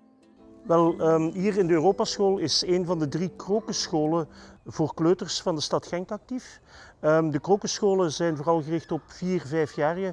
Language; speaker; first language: Dutch; native; Dutch